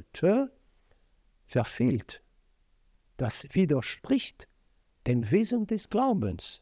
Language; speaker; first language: German; non-native, fluent; French